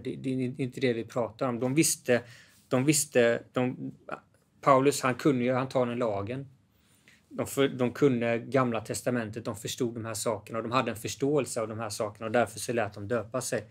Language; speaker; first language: Swedish; native; Swedish